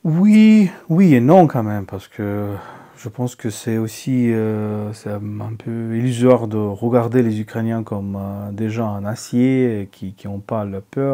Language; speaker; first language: French; non-native, fluent; Ukrainian